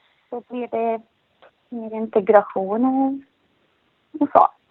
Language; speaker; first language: Swedish; non-native, learner; Arabic